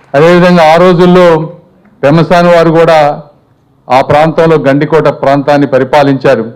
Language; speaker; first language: Telugu; native; Telugu